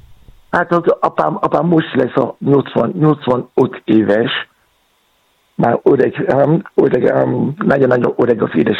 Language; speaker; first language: Hungarian; non-native, fluent; Yoruba